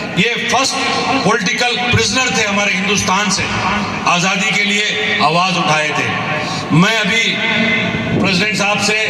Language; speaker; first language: Urdu; native; Urdu